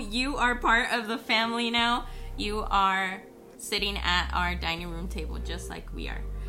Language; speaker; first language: English; early bilingual, other home language; Spanish